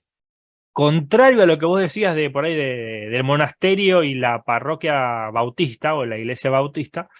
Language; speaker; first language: Spanish; native; Spanish